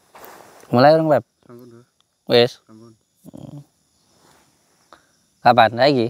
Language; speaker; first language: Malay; non-native, local second language; Javanese